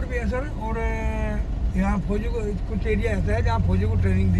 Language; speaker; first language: Hindi; native; Hindi